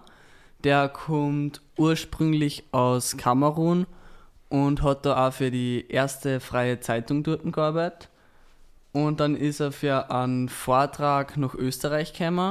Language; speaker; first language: German; native; German